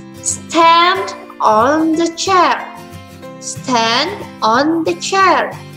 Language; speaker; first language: English; non-native, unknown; Indonesian